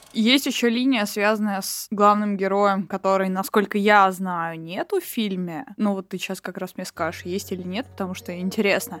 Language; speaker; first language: Russian; native; Russian